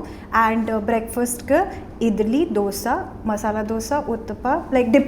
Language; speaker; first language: Malayalam; early bilingual, heritage; English